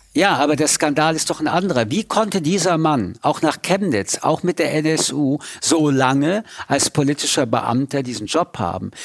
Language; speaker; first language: German; early bilingual, other home language; French